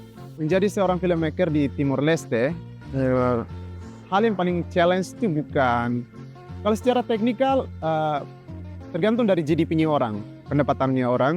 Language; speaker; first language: Indonesian; non-native, fluent; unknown